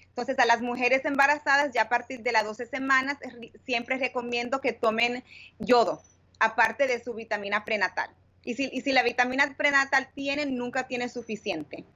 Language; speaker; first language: Spanish; early bilingual, heritage; Spanish